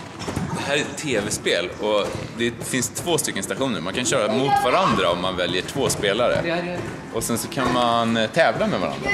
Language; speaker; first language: Swedish; native; Swedish